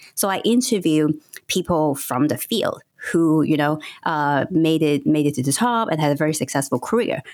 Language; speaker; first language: English; non-native, local second language; Cantonese